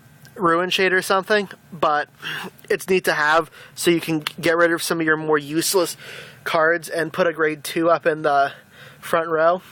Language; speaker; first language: English; native; English